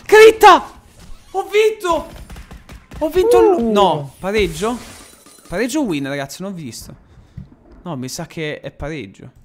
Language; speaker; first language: Italian; native; Italian